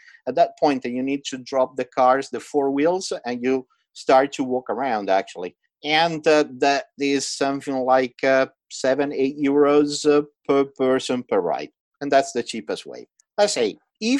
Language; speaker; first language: English; non-native, fluent; Italian